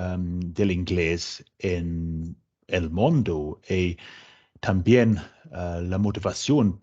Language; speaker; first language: Spanish; non-native, fluent; English